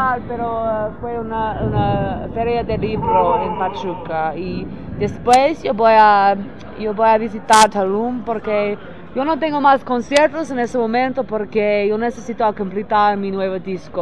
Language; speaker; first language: Spanish; non-native, learner; English